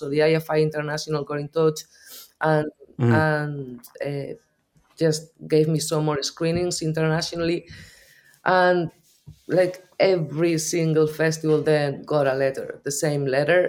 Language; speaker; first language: English; non-native, fluent; Spanish